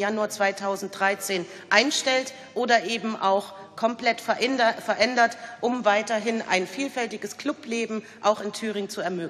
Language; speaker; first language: German; native; German